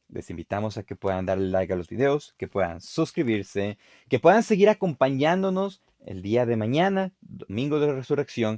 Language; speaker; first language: Spanish; native; Spanish